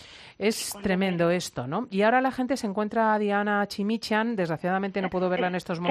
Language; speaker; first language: Spanish; native; Spanish